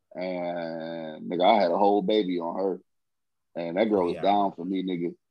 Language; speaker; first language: English; native; English